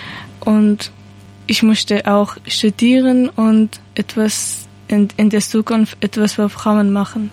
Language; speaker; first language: German; non-native, learner; Persian